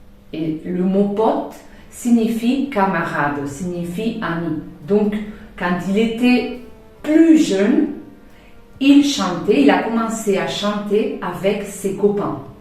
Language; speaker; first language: French; non-native, fluent; Spanish